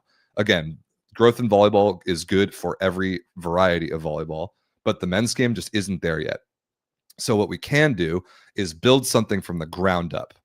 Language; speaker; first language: English; native; English